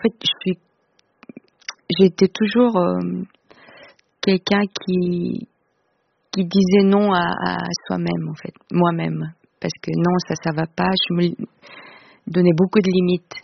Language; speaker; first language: French; non-native, fluent; Korean